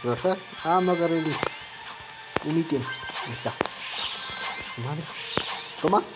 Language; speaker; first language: Spanish; native; Spanish